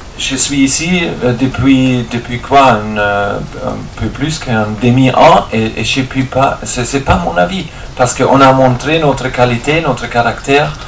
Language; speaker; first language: French; non-native, fluent; German